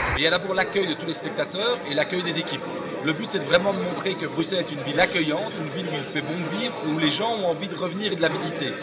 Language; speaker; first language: French; native; French